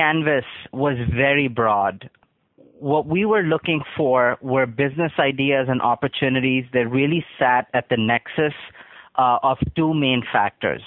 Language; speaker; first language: English; non-native, local second language; Urdu